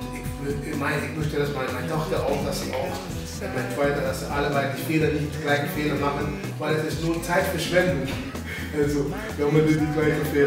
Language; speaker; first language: German; non-native, fluent; Papiamento